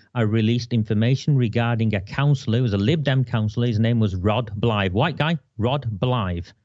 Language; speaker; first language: English; native; English